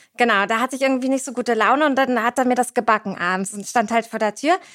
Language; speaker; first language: German; native; German